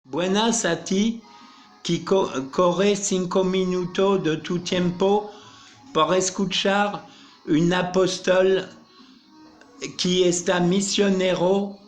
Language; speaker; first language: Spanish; non-native, learner; French